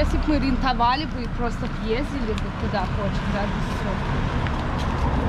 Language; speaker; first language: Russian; early bilingual, heritage; English